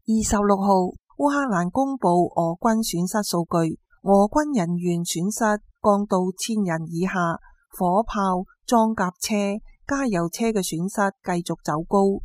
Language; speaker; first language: Chinese; non-native, local second language; Cantonese